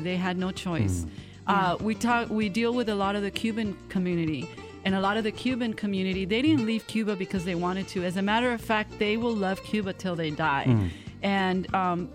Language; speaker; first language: English; early bilingual, other home language; Spanish